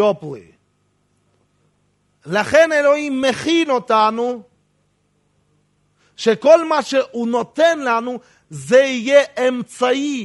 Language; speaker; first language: Hebrew; non-native, fluent; Russian